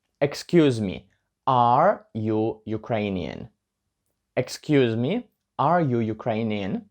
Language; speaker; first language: English; non-native, learner; Ukrainian